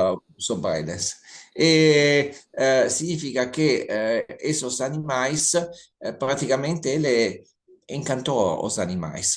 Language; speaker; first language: Portuguese; non-native, learner; Italian